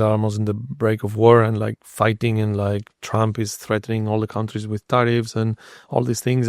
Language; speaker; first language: English; non-native, fluent; Spanish